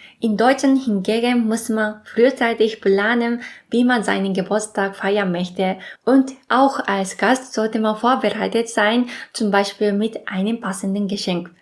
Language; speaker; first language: German; non-native, fluent; Japanese